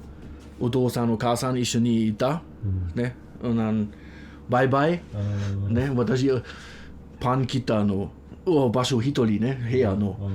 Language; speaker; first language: Japanese; non-native, learner; German